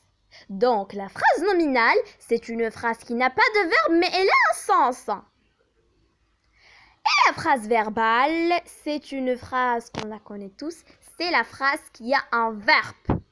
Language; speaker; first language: French; non-native, local second language; Arabic